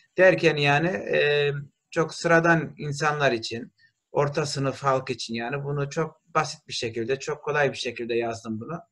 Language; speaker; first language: Turkish; early bilingual, heritage; Turkish